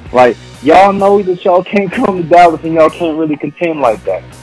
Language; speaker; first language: English; native; English